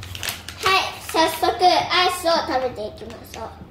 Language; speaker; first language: Japanese; early bilingual, heritage; Japanese